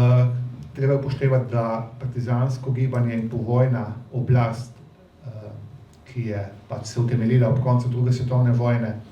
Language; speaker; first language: Slovenian; native; Slovenian